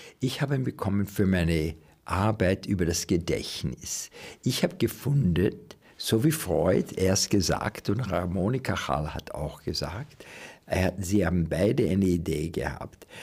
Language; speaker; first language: German; non-native, learner; English